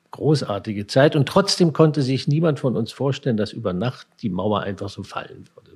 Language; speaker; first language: German; native; German